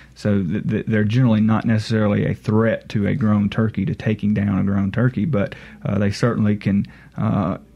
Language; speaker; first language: English; native; English